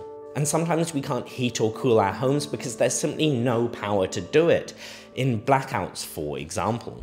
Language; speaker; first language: English; native; English